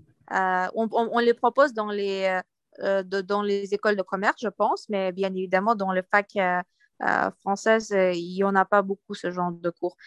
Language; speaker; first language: French; non-native, fluent; Uyghur